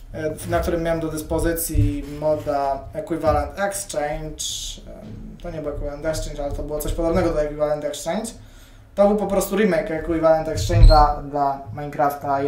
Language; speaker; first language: Polish; native; Polish